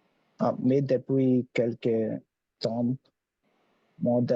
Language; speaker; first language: French; non-native, learner; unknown